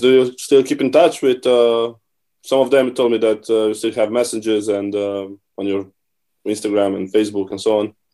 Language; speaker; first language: English; non-native, fluent; Romanian